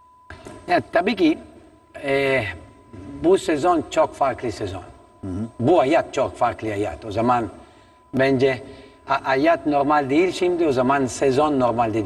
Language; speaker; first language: Turkish; non-native, learner; Italian